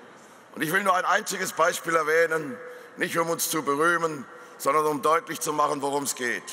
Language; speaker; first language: German; native; German